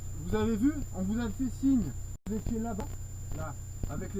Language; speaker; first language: French; native; French